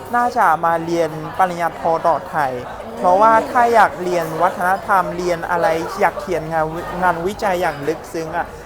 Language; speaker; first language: Thai; non-native, fluent; Chinese